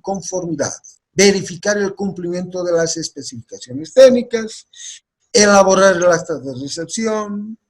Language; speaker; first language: Spanish; native; Spanish